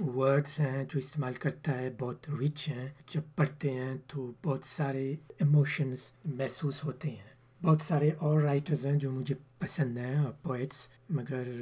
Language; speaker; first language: Urdu; early bilingual, heritage; Urdu